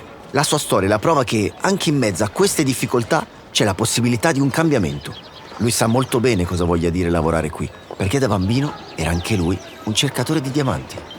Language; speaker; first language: Italian; native; Italian